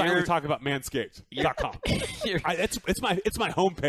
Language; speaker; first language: English; native; English